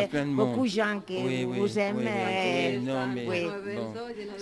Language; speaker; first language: French; non-native, learner; Spanish